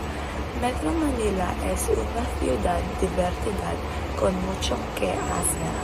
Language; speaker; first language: Spanish; non-native, learner; Filipino